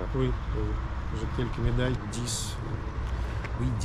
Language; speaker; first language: French; non-native, learner; Russian